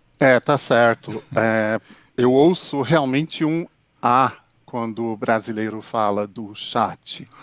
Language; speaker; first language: Portuguese; non-native, fluent; English